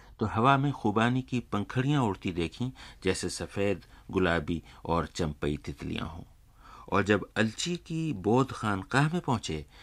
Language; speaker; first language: Urdu; native; Urdu